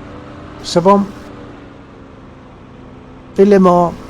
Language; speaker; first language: French; non-native, learner; English